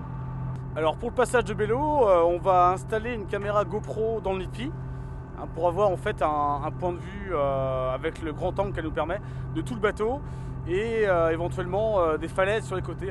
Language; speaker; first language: French; native; French